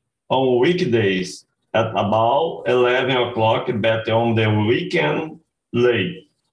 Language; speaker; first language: English; non-native, learner; Portuguese